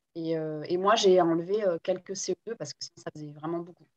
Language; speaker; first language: French; non-native, local second language; Guadeloupean Creole French